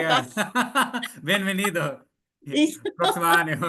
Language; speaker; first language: Portuguese; non-native, learner; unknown